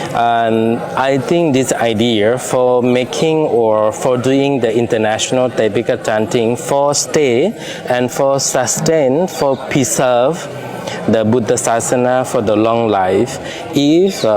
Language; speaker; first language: English; non-native, fluent; Lao